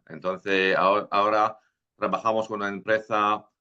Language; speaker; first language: Spanish; non-native, fluent; French